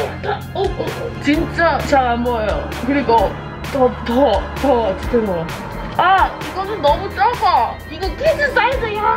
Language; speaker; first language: Korean; non-native, fluent; English